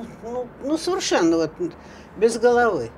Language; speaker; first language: Russian; native; Russian